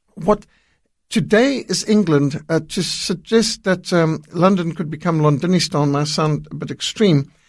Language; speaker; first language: English; native; English